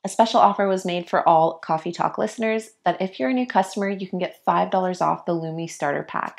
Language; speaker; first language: English; native; English